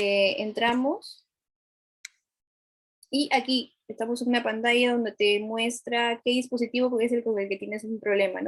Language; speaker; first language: Spanish; native; Spanish